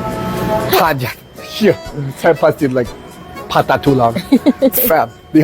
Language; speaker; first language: Indonesian; non-native, learner; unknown